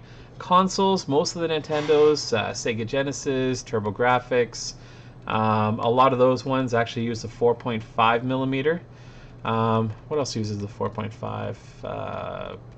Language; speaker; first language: English; native; English